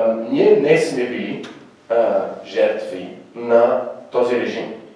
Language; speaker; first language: Bulgarian; non-native, fluent; French